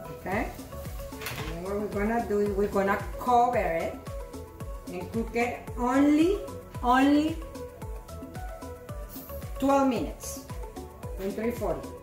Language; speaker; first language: English; non-native, fluent; Spanish